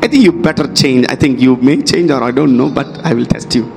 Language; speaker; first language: English; non-native, local second language; Telugu